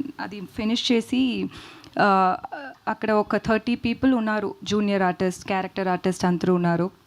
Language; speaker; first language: Telugu; non-native, learner; Tamil